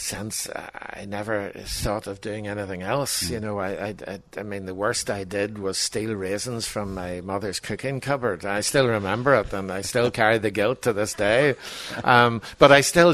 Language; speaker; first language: English; native; English